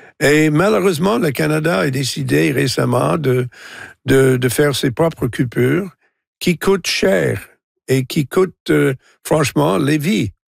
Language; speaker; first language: French; non-native, local second language; English